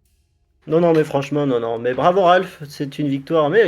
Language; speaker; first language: French; native; French